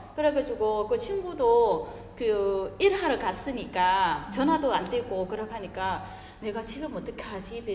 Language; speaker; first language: Korean; non-native, fluent; Vietnamese